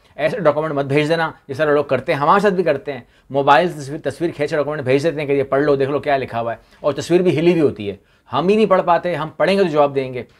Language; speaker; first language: Urdu; native; Urdu